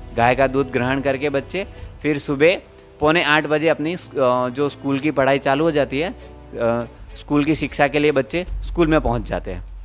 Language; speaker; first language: Hindi; non-native, local second language; Gujarati